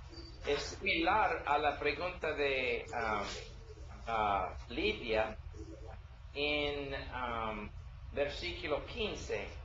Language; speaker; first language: Spanish; non-native, learner; English